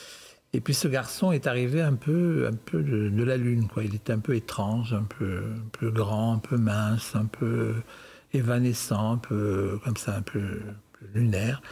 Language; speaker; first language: French; native; French